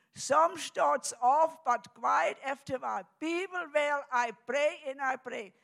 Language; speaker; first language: English; non-native, fluent; German